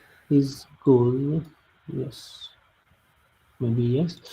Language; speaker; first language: English; non-native, learner; Italian